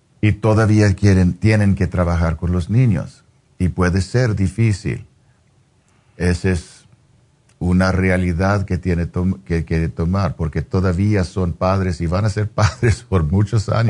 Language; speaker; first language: Spanish; non-native, fluent; English